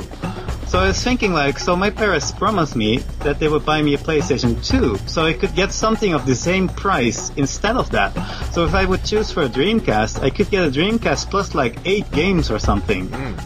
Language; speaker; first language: English; non-native, fluent; Dutch